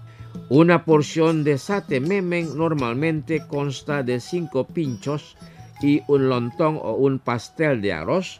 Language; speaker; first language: Spanish; non-native, fluent; Indonesian